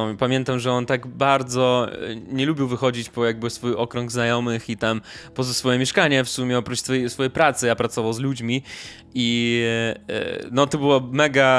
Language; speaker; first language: Polish; non-native, fluent; Russian